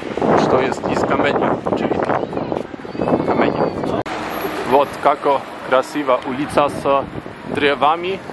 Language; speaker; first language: Polish; non-native, learner; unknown